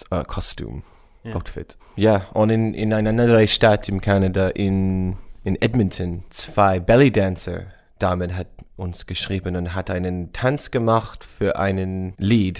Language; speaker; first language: German; non-native, learner; English